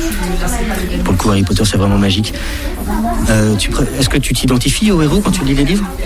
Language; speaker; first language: French; native; French